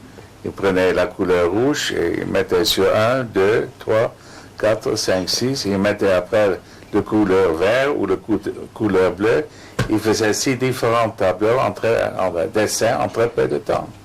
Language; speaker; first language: French; non-native, fluent; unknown